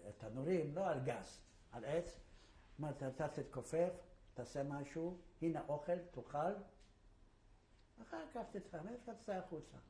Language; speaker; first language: Hebrew; non-native, fluent; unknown